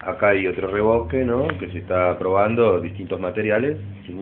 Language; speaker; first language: Spanish; native; Spanish